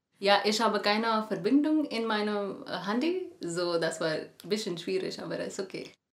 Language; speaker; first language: German; non-native, learner; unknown